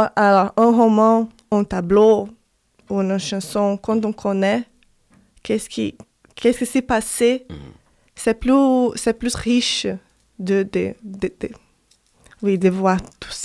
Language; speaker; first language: French; non-native, fluent; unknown